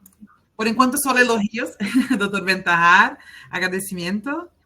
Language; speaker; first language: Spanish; non-native, learner; Portuguese